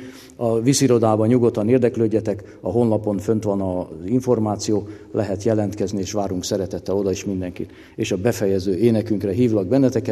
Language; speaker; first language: Hungarian; native; Hungarian